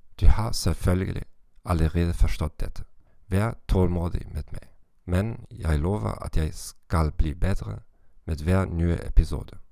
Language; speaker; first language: Norwegian; non-native, learner; German